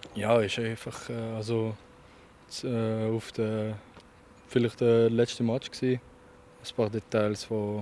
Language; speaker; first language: German; non-native, local second language; French